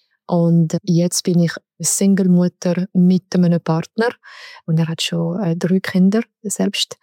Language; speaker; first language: German; non-native, local second language; French